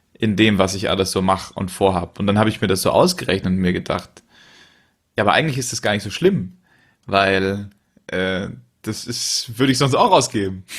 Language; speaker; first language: German; native; German